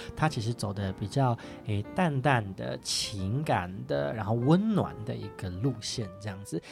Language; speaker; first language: Chinese; native; Chinese